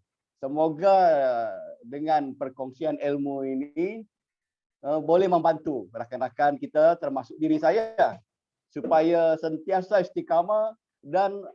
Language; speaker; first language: Malay; native; Malay